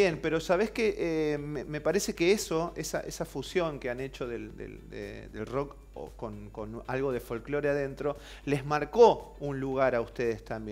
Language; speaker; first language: Spanish; native; Spanish